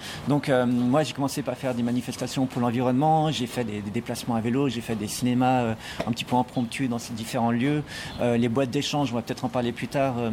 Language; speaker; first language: French; native; French